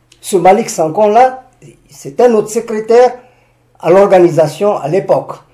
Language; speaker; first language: French; non-native, local second language; Susu